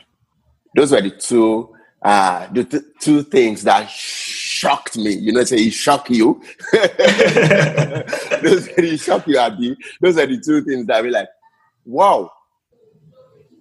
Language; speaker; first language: English; non-native, local second language; Yoruba